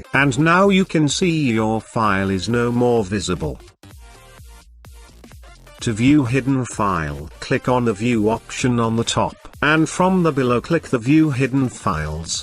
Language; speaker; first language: English; non-native, fluent; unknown